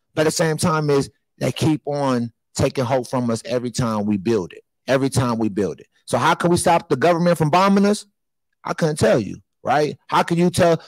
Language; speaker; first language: English; native; English